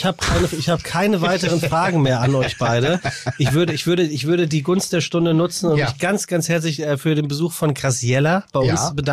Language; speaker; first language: German; native; German